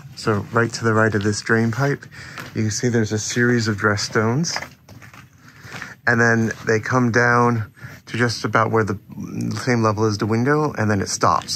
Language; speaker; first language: English; native; English